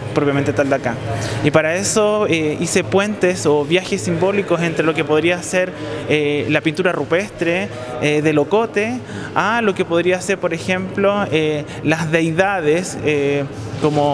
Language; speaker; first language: Spanish; native; Spanish